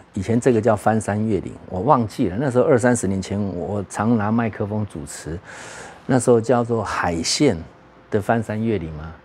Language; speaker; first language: Chinese; native; Chinese